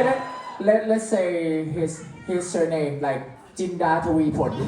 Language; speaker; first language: English; non-native, learner; Thai